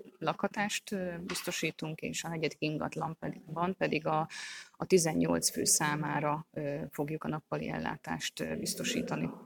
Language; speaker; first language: Hungarian; native; Hungarian